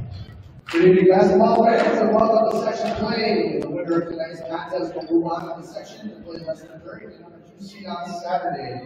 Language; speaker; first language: English; native; English